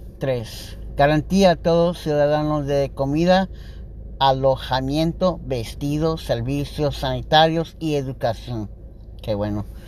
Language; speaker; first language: Spanish; non-native, learner; English